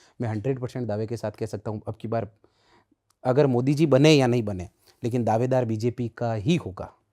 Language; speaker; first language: Hindi; native; Hindi